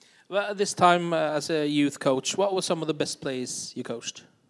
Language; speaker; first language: English; non-native, fluent; Norwegian